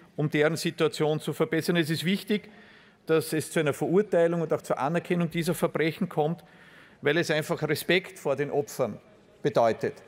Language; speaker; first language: German; native; German